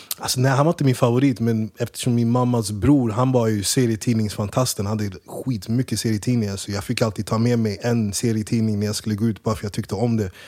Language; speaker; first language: Swedish; early bilingual, other home language; English